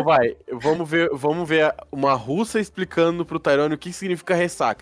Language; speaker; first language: Portuguese; native; Portuguese